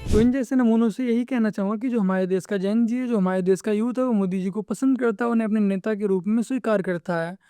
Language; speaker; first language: Hindi; native; Hindi